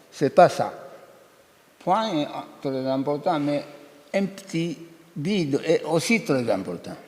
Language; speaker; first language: French; non-native, learner; Japanese